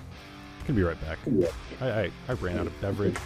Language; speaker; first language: English; native; English